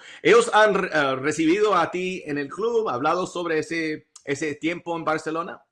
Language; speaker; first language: Spanish; early bilingual, heritage; English